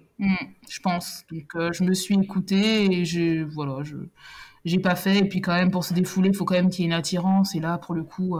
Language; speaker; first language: French; native; French